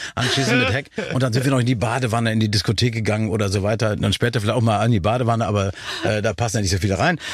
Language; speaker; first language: German; native; German